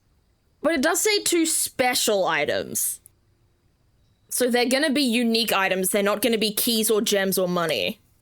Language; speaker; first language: English; native; English